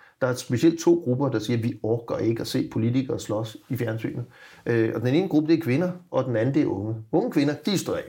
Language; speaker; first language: Danish; native; Danish